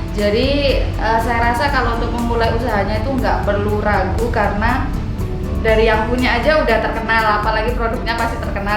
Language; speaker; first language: Indonesian; native; Indonesian